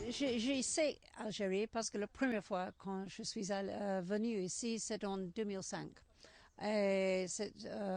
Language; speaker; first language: French; non-native, learner; English